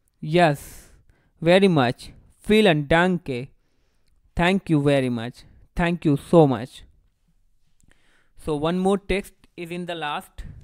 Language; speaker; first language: English; non-native, local second language; Hindi